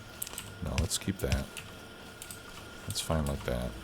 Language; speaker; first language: English; native; English